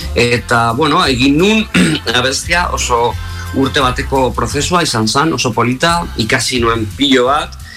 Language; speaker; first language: Basque; non-native, local second language; Spanish